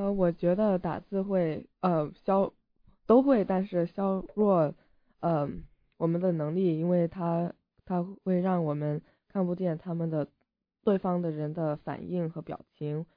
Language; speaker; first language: Chinese; early bilingual, heritage; English